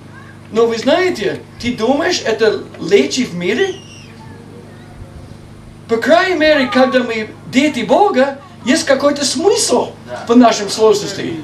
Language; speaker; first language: Russian; non-native, learner; English